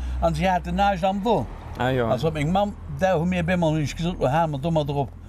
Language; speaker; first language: Luxembourgish; native; Luxembourgish